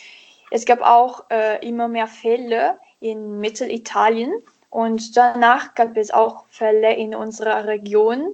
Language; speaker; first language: German; non-native, learner; Italian